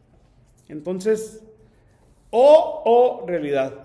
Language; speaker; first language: Spanish; native; Spanish